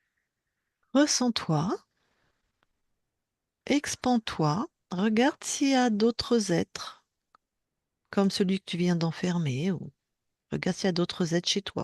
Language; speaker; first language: French; native; French